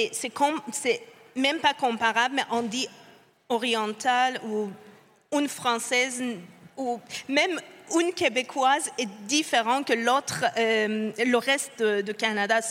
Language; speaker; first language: French; non-native, fluent; Persian